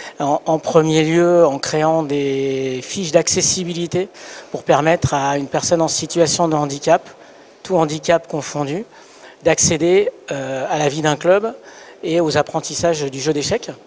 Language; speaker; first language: French; native; French